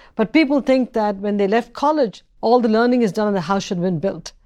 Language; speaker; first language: English; non-native, local second language; Tamil